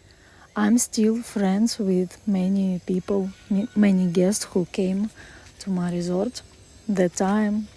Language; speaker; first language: English; non-native, fluent; Russian